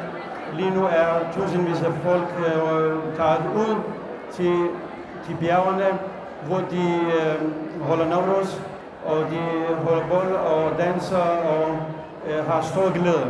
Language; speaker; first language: Danish; non-native, fluent; Kurdish